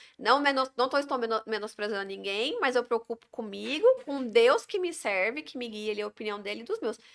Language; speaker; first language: Portuguese; native; Portuguese